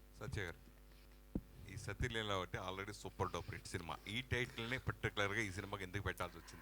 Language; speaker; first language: Telugu; native; Telugu